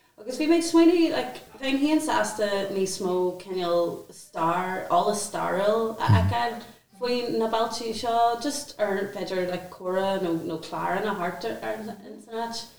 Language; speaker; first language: Irish; non-native, local second language; English